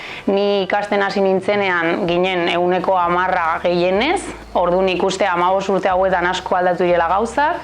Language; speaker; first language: Basque; non-native, local second language; Spanish